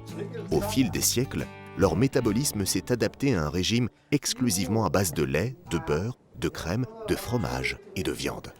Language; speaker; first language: French; native; French